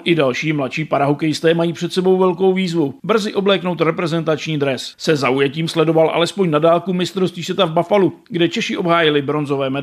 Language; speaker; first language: Czech; native; Czech